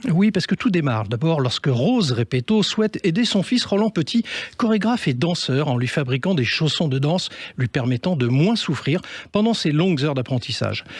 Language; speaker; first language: French; native; French